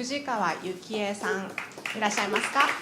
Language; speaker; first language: Japanese; native; Japanese